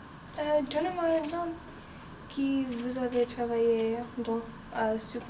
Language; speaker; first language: French; non-native, learner; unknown